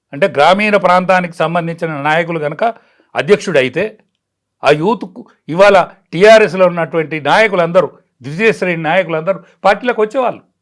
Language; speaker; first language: Telugu; native; Telugu